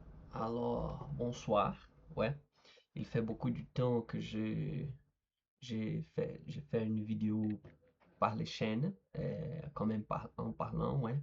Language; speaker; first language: French; non-native, learner; Portuguese